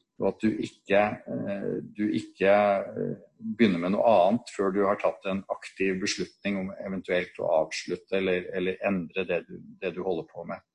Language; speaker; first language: Norwegian; native; Norwegian